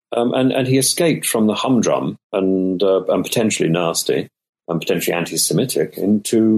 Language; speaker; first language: English; native; English